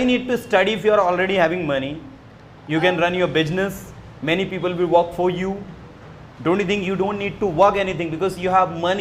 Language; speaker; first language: English; non-native, fluent; Hindi